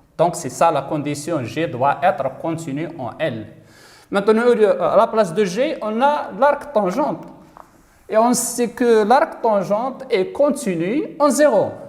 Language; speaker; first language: French; non-native, local second language; Arabic